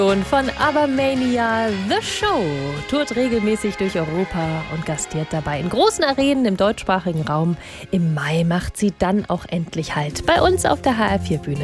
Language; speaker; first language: German; native; German